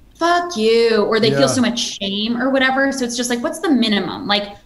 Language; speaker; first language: English; native; English